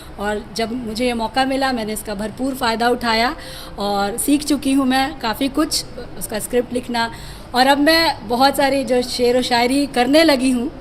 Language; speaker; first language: Hindi; native; Hindi